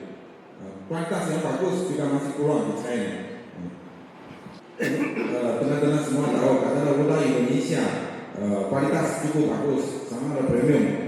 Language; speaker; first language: Indonesian; non-native, learner; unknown